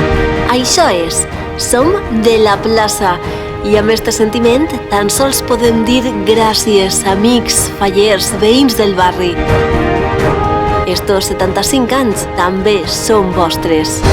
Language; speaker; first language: Catalan; native; Catalan